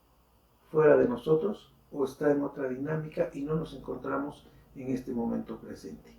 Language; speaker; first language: Spanish; native; Spanish